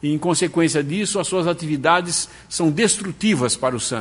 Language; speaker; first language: Portuguese; native; Portuguese